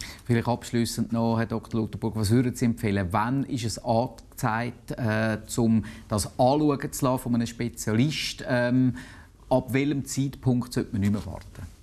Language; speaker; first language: German; native; German